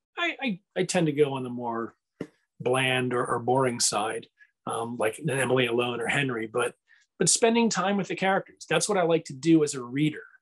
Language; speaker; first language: English; native; English